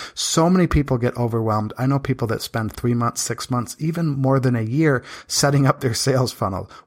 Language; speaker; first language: English; native; English